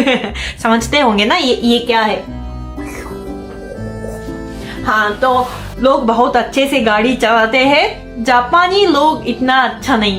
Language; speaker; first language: Hindi; non-native, fluent; Japanese